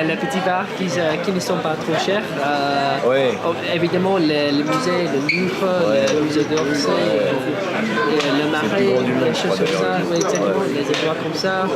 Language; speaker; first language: French; non-native, learner; English